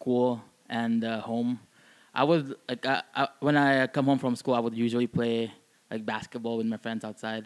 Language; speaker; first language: English; non-native, local second language; Filipino